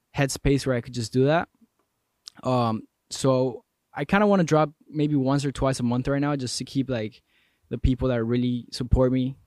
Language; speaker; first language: English; early bilingual, other home language; Spanish